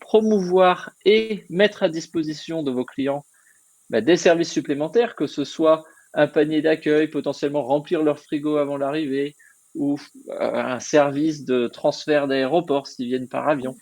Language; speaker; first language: French; native; French